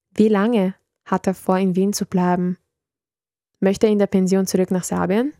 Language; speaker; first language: German; early bilingual, other home language; Serbian